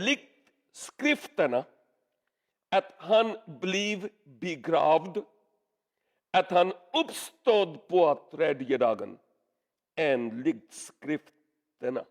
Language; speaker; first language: Swedish; non-native, learner; Urdu